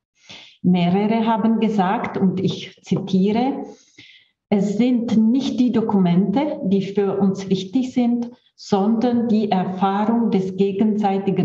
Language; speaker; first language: German; non-native, fluent; Czech